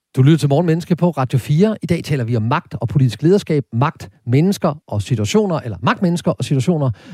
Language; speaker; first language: Danish; native; Danish